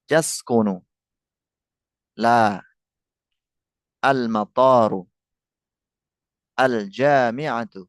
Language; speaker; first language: Arabic; non-native, fluent; Indonesian